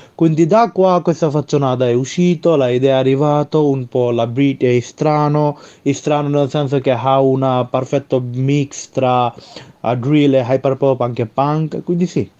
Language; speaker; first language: Italian; non-native, learner; Bangla